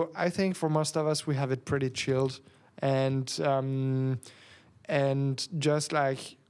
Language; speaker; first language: English; non-native, fluent; French